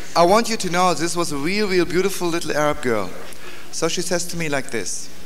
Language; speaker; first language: English; native; English